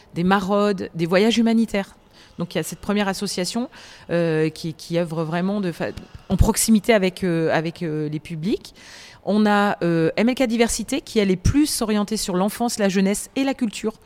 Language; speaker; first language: French; native; French